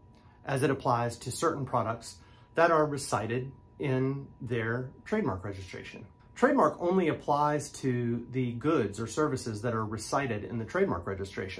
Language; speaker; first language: English; native; English